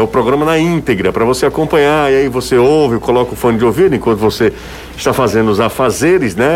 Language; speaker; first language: Portuguese; native; Portuguese